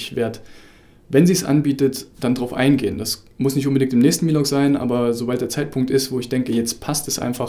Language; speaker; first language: German; native; German